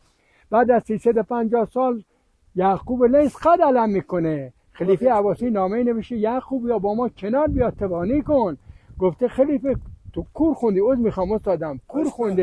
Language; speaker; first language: Persian; native; Persian